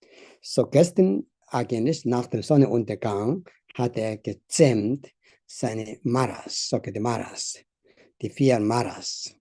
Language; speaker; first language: German; non-native, learner; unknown